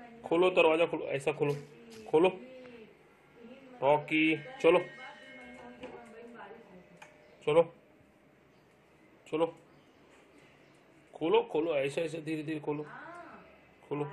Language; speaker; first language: Hindi; native; Hindi